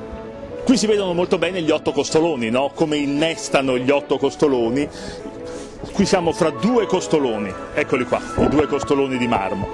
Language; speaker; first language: Italian; native; Italian